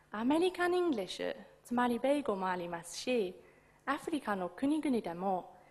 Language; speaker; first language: Japanese; non-native, fluent; English